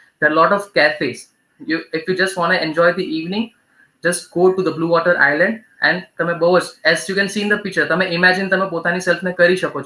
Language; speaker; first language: English; non-native, local second language; Gujarati